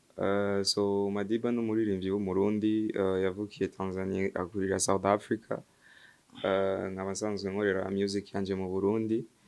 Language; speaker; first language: Rundi; early bilingual, heritage; Rundi